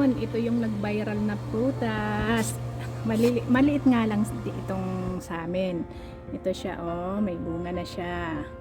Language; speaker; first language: Filipino; non-native, local second language; Bikol